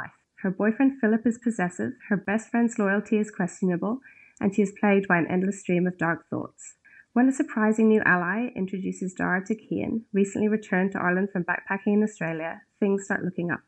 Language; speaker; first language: English; native; English